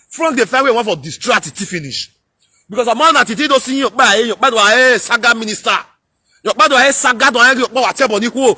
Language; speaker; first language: Nigerian Pidgin; non-native, local second language; Bini